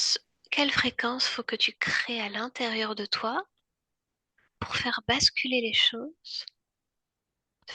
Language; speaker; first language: French; native; French